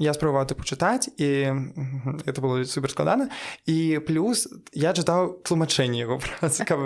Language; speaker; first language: Belarusian; non-native, local second language; Russian